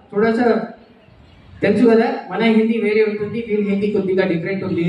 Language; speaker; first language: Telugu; non-native, local second language; Urdu